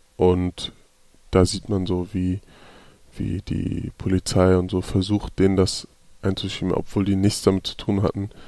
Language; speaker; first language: German; native; German